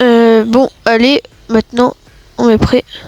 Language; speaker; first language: French; native; French